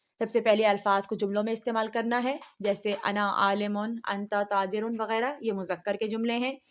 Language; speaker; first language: Urdu; native; Urdu